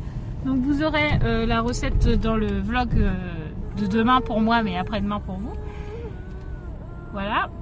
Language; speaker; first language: French; native; French